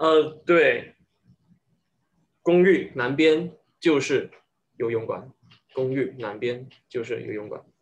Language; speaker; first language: Chinese; non-native, learner; English